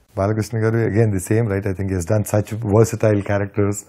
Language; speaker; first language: English; non-native, local second language; Telugu